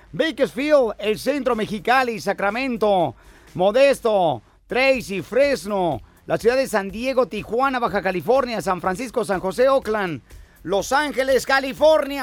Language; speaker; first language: Spanish; native; Spanish